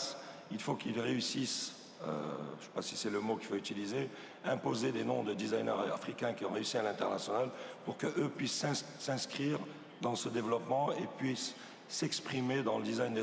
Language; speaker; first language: French; non-native, local second language; Arabic